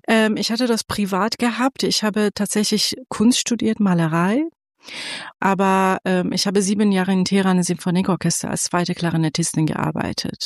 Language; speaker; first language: German; non-native, fluent; Persian